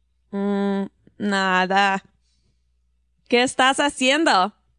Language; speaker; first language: Spanish; non-native, learner; English